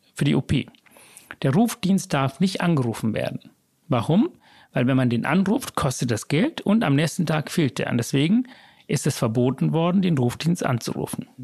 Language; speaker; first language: German; early bilingual, other home language; Sinhala